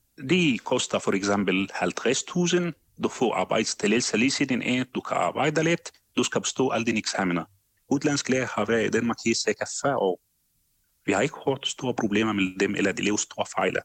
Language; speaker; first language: Danish; non-native, fluent; Arabic